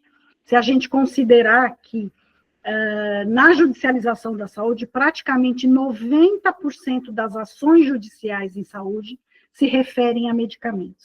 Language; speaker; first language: Portuguese; native; Portuguese